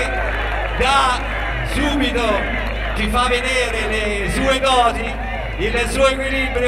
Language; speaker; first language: Italian; native; Italian